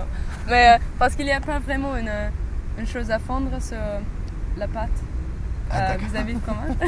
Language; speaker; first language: French; non-native, learner; English